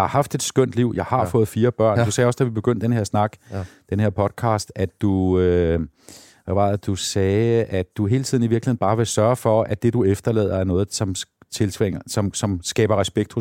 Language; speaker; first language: Danish; native; Danish